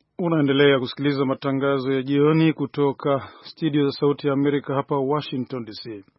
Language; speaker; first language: Swahili; non-native, local second language; Rundi